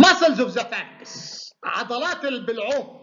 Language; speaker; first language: Arabic; native; Arabic